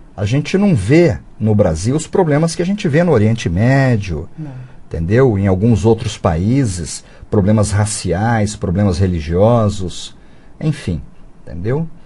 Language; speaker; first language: Portuguese; native; Portuguese